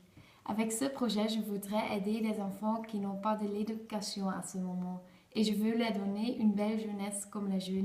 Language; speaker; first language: French; non-native, learner; Dutch